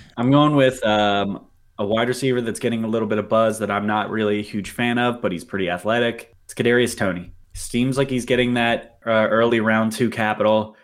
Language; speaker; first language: English; native; English